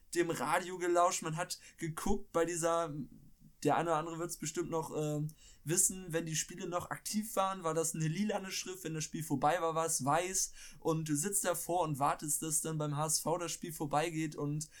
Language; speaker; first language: German; native; German